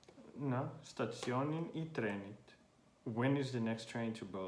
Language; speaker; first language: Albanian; non-native, learner; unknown